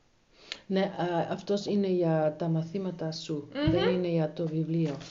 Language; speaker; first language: Greek; non-native, learner; German